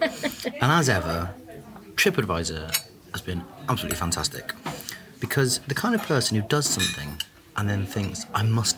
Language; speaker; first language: English; native; English